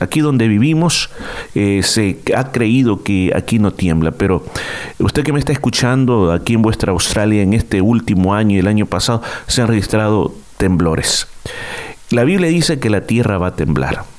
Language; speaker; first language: Spanish; native; Spanish